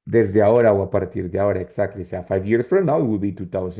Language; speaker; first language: Spanish; native; Spanish